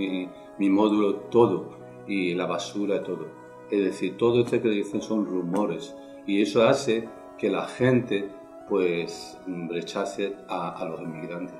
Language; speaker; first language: Spanish; non-native, fluent; Persian